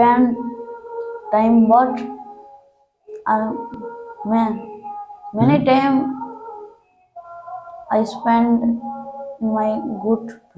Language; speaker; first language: English; non-native, learner; Hindi